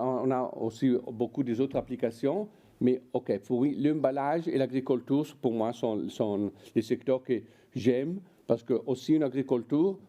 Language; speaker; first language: French; non-native, fluent; Italian